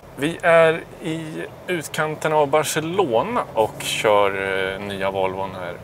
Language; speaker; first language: Swedish; native; Swedish